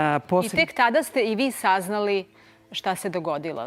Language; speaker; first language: Serbian; native; Serbian